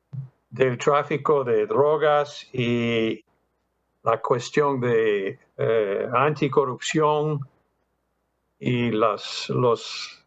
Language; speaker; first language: Spanish; non-native, fluent; English